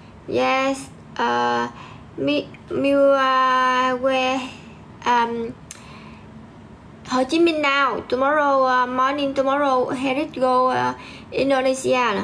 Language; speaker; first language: English; non-native, learner; Vietnamese